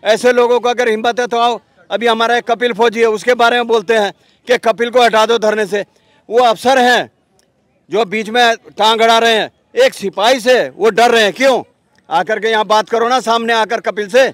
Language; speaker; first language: Hindi; native; Hindi